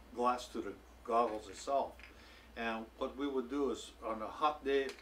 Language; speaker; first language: English; native; English